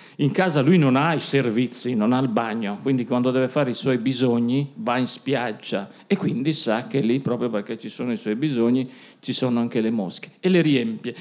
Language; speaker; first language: Italian; native; Italian